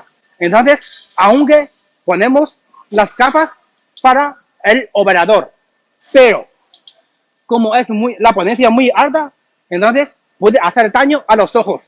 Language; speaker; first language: Spanish; non-native, learner; Chinese